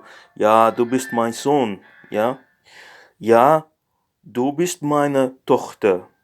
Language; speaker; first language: German; non-native, learner; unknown